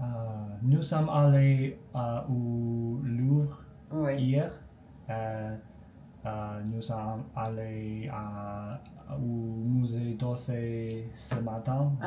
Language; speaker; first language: French; non-native, learner; Chinese